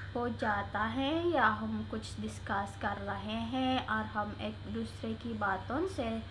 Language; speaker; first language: Hindi; non-native, learner; Indonesian